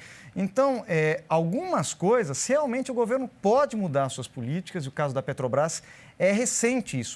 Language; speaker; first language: Portuguese; native; Portuguese